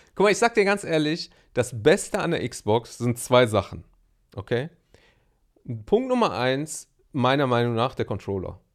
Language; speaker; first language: German; early bilingual, other home language; Arabic